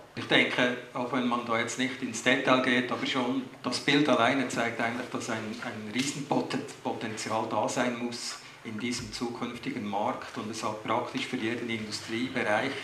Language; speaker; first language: German; native; German